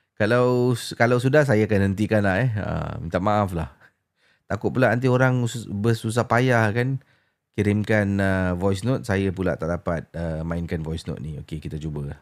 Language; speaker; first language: Malay; native; Malay